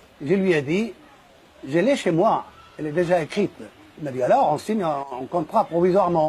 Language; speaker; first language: French; non-native, fluent; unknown